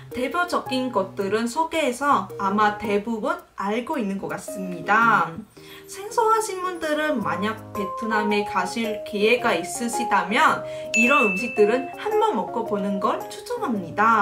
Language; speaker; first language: Korean; non-native, local second language; Vietnamese